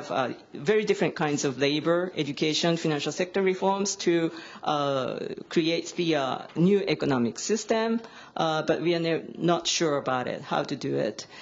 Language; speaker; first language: English; non-native, fluent; Japanese